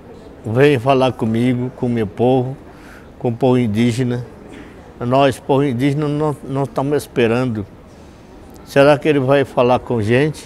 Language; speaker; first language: Portuguese; non-native, local second language; Yanomámi